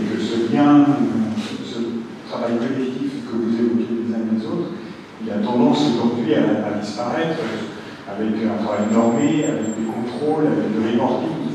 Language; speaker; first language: French; native; French